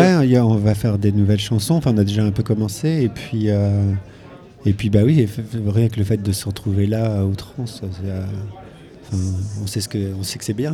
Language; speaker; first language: French; native; French